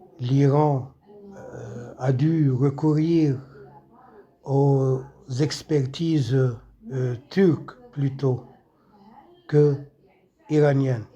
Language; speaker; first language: French; non-native, local second language; Arabic